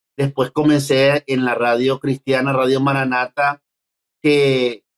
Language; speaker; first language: Spanish; native; Spanish